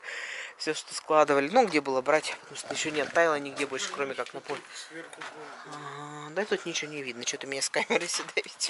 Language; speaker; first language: Russian; native; Russian